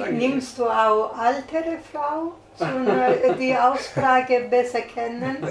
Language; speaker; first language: German; non-native, learner; Italian